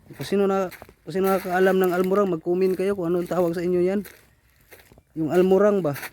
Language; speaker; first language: Filipino; non-native, local second language; Cebuano